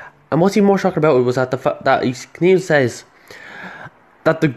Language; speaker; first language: English; native; English